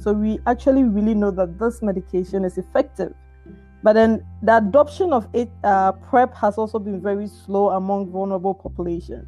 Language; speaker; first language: English; non-native, local second language; Akan